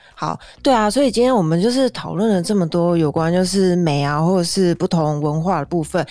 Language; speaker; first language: Chinese; native; Chinese